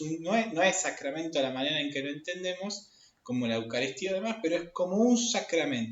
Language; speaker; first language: Spanish; native; Spanish